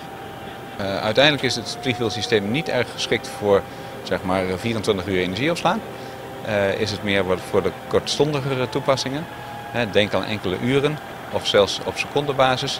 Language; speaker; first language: Dutch; native; Dutch